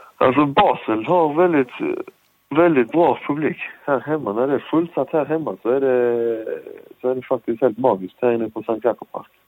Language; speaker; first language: Swedish; early bilingual, other home language; Persian